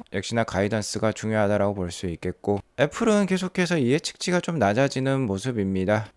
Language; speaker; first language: Korean; native; Korean